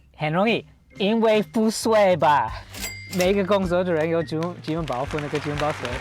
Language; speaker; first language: Chinese; non-native, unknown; English